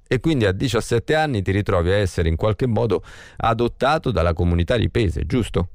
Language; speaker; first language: Italian; native; Italian